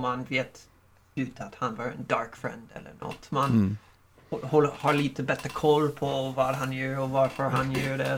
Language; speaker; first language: Swedish; non-native, learner; English